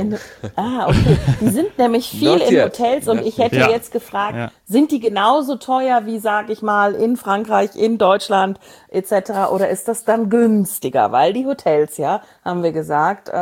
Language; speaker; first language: German; native; German